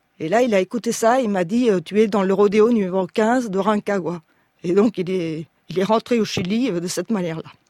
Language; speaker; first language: French; early bilingual, other home language; Spanish